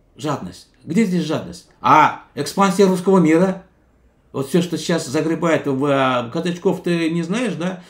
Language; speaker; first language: Russian; non-native, local second language; Kazakh